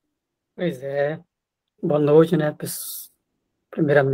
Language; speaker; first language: Portuguese; non-native, local second language; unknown